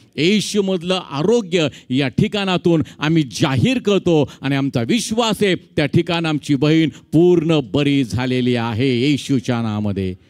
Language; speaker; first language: Marathi; native; Marathi